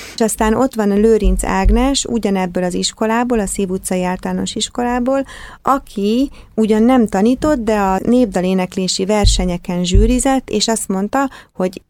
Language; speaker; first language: Hungarian; native; Hungarian